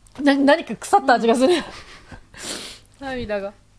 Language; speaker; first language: Japanese; native; Japanese